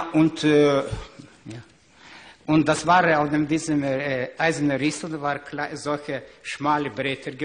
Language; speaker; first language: German; non-native, learner; Ukrainian